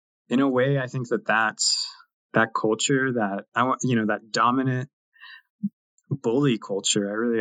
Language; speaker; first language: English; native; English